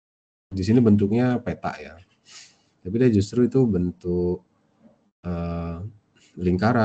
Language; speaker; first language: Indonesian; native; Indonesian